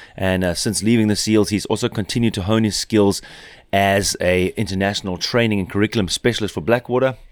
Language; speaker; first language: English; native; English